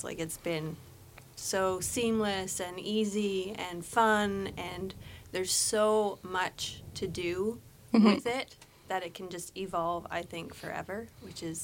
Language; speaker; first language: English; native; English